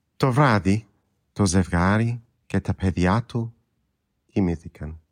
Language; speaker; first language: Greek; non-native, fluent; English